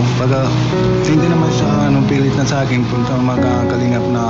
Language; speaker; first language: Filipino; non-native, learner; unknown